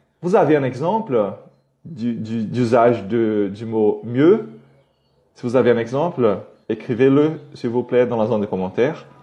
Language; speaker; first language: French; non-native, fluent; Portuguese